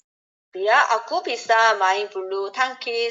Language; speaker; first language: Indonesian; non-native, learner; Korean